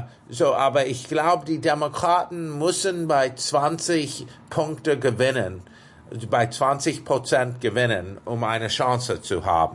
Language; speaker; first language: German; non-native, fluent; English